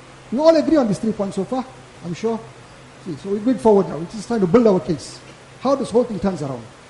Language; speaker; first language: English; native; English